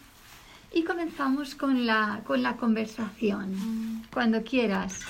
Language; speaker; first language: Spanish; native; Spanish